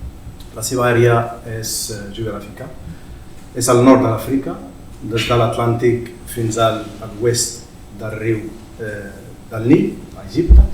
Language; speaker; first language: Catalan; non-native, fluent; Berber languages